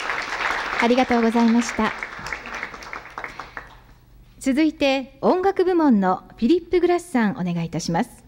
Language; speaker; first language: Japanese; native; Japanese